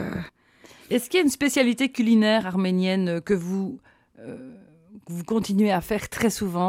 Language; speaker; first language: French; native; French